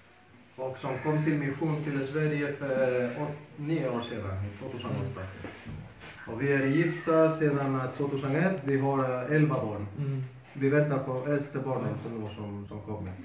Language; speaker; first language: Swedish; non-native, fluent; Spanish